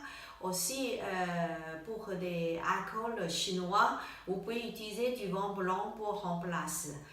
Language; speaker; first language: French; non-native, learner; Chinese